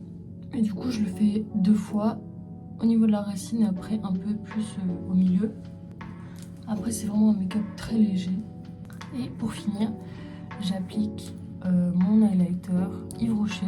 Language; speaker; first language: French; native; French